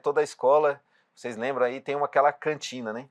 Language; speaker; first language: Portuguese; native; Portuguese